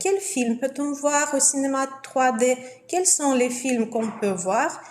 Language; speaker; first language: French; non-native, fluent; Russian